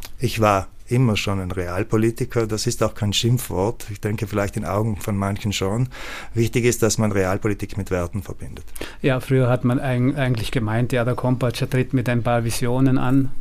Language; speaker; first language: German; native; German